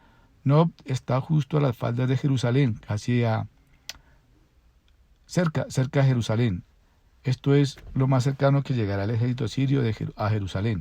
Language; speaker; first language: Spanish; native; Spanish